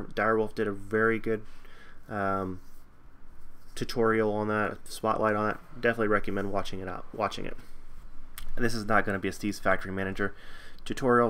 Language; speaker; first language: English; native; English